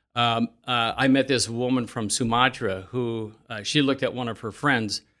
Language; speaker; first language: English; native; English